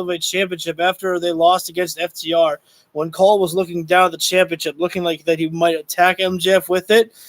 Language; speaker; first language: English; native; English